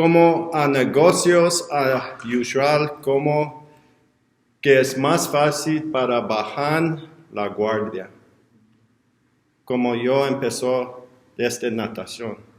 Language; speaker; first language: Spanish; non-native, learner; English